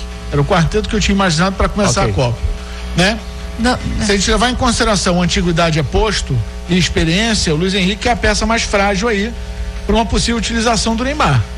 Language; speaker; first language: Portuguese; native; Portuguese